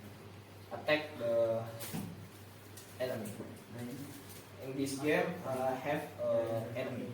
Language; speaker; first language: English; non-native, learner; Indonesian